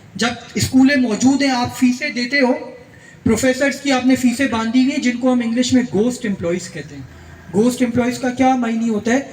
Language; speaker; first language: Urdu; native; Urdu